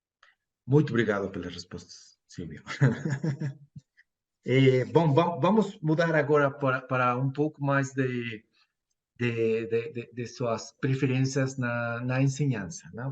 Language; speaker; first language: Portuguese; non-native, fluent; Spanish